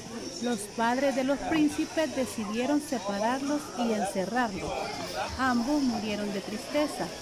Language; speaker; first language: Spanish; native; Spanish